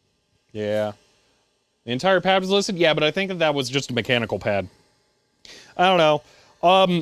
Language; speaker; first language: English; native; English